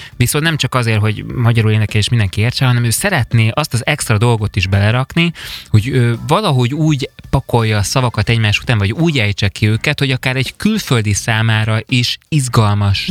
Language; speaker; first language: Hungarian; native; Hungarian